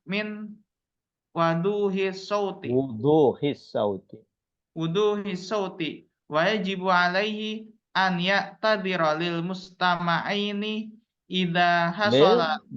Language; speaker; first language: Arabic; non-native, learner; Indonesian